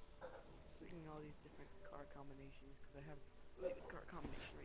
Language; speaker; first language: English; native; English